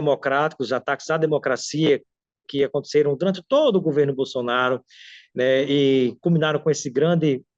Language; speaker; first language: Portuguese; native; Portuguese